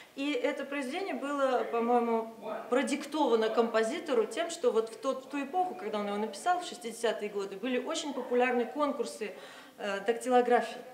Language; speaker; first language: Russian; native; Russian